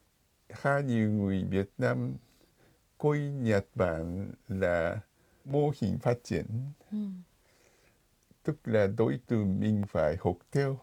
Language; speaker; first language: Vietnamese; non-native, fluent; Japanese